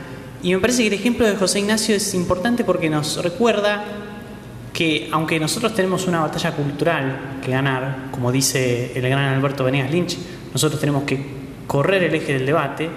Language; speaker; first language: Spanish; native; Spanish